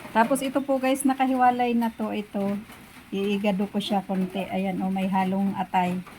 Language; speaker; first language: Filipino; non-native, local second language; Bikol